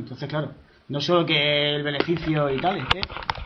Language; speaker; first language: Spanish; native; Spanish